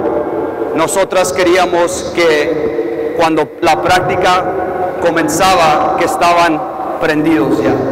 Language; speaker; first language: Spanish; early bilingual, heritage; English